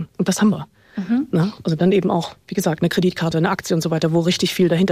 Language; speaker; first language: German; native; German